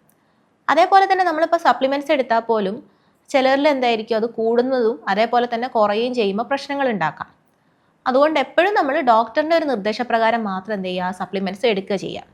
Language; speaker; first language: Malayalam; native; Malayalam